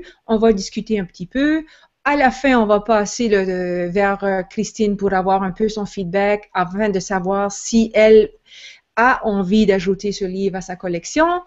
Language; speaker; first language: French; native; French